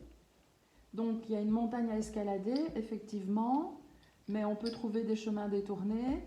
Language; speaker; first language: French; native; French